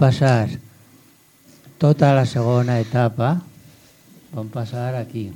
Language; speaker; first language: Catalan; non-native, local second language; Spanish